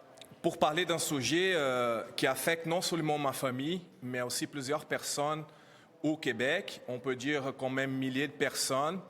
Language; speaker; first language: French; non-native, learner; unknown